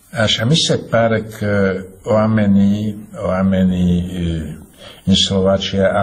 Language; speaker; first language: Romanian; non-native, fluent; Slovak